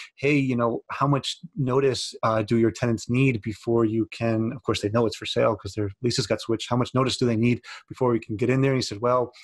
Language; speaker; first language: English; native; English